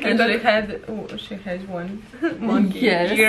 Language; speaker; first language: English; non-native, learner; Russian